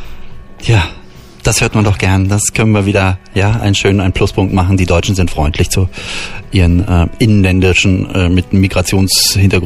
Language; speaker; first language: German; native; German